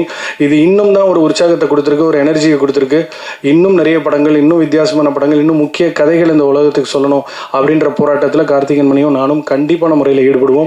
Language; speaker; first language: Tamil; native; Tamil